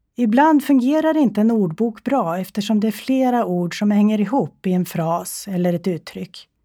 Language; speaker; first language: Swedish; native; Swedish